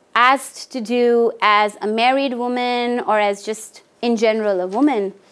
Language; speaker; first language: English; non-native, local second language; Hindi